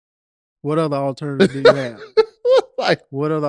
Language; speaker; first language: English; native; English